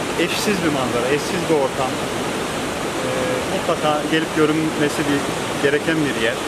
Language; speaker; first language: Turkish; native; Turkish